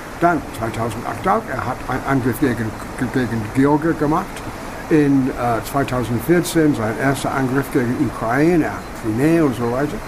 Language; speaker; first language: German; non-native, learner; English